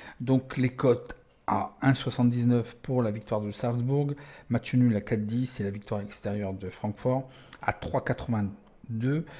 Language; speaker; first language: French; native; French